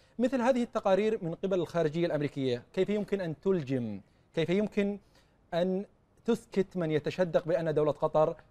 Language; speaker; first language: Arabic; native; Arabic